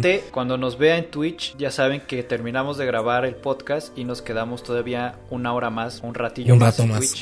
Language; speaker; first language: Spanish; native; Spanish